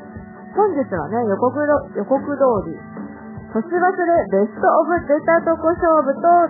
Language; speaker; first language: Japanese; native; Japanese